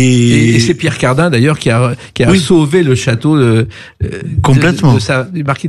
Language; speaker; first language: French; native; French